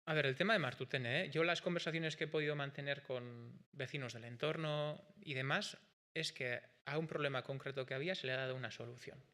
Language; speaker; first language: Spanish; non-native, local second language; Basque